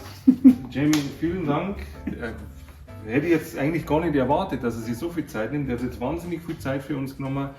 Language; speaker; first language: German; native; German